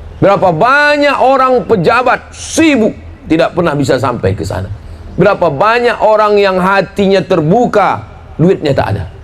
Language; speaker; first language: Indonesian; native; Indonesian